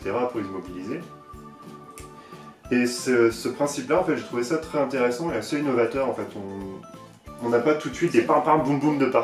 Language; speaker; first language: French; native; French